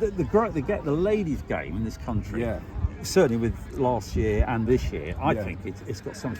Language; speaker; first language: English; native; English